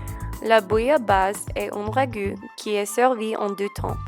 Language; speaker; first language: French; non-native, learner; English